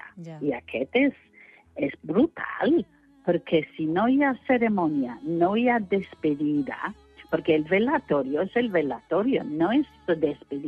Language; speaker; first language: Catalan; non-native, fluent; English